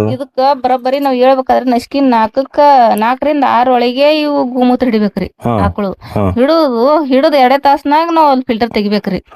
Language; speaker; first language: Kannada; native; Kannada